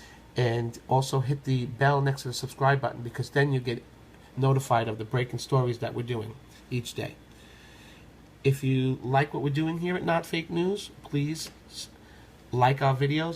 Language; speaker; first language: English; native; English